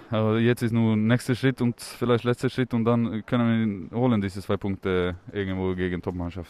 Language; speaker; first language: German; non-native, learner; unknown